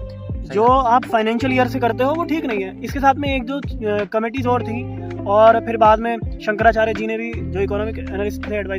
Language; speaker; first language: Hindi; native; Hindi